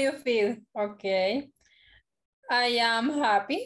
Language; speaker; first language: English; non-native, learner; Spanish